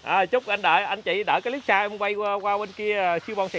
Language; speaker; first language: Vietnamese; native; Vietnamese